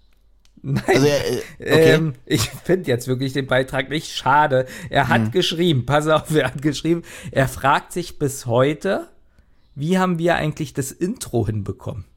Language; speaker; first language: German; native; German